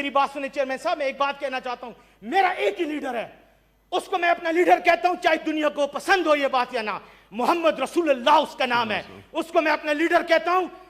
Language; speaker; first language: Urdu; non-native, local second language; Pashto